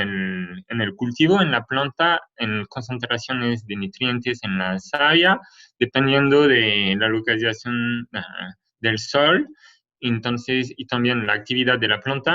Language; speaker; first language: Spanish; non-native, fluent; French